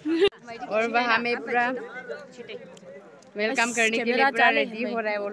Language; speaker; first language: Hindi; non-native, local second language; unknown